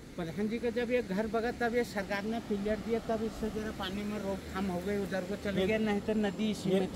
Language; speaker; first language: Hindi; native; Hindi